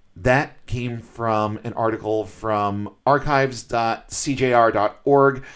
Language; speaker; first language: English; native; English